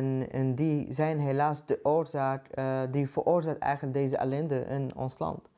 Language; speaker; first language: Dutch; non-native, fluent; Arabic